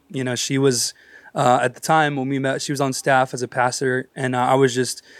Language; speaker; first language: English; native; English